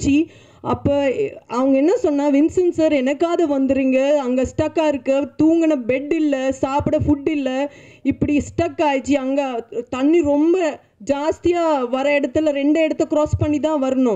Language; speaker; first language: Tamil; non-native, fluent; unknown